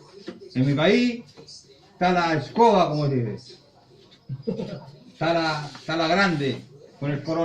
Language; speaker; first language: Spanish; native; Spanish